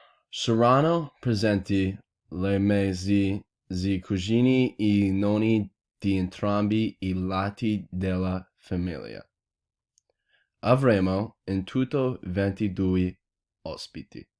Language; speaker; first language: Italian; non-native, learner; English